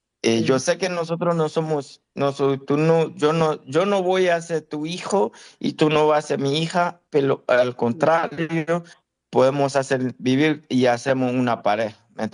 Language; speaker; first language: Spanish; non-native, fluent; Haitian Creole